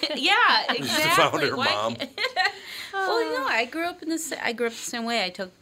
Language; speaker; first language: English; native; English